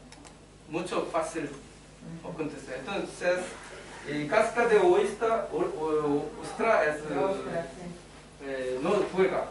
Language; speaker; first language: Spanish; non-native, learner; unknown